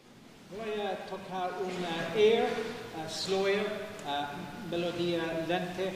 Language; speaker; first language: Spanish; non-native, learner; English